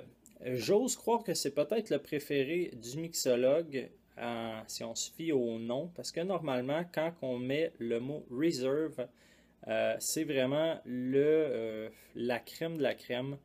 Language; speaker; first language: French; native; French